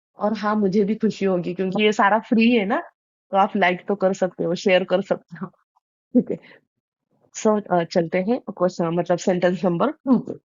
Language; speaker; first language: Hindi; non-native, local second language; Marathi